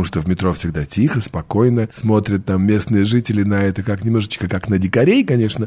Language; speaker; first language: Russian; native; Russian